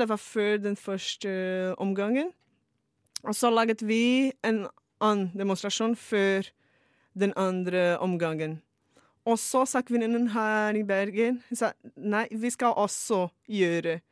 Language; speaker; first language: Norwegian; non-native, fluent; Portuguese